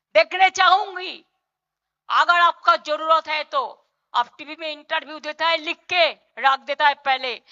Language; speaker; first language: Hindi; non-native, local second language; Bangla